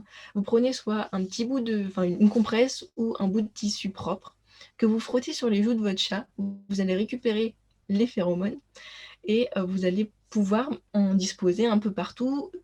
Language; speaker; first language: French; native; French